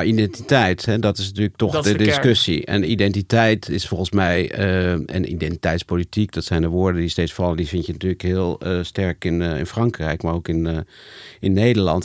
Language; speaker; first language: Dutch; native; Dutch